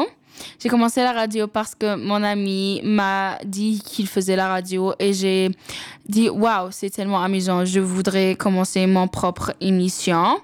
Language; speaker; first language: French; non-native, local second language; English